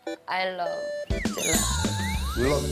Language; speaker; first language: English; non-native, learner; Korean